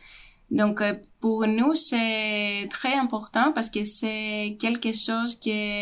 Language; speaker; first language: French; non-native, fluent; Greek